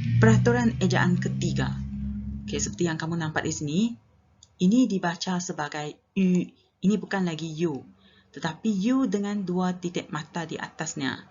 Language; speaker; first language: Malay; non-native, local second language; Chinese